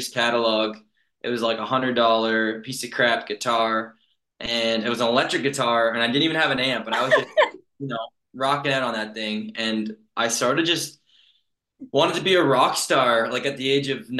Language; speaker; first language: English; native; English